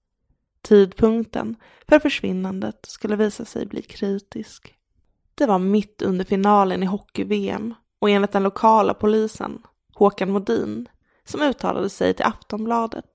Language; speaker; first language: Swedish; native; Swedish